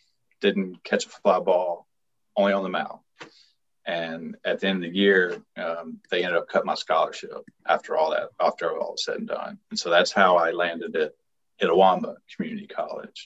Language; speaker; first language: English; native; English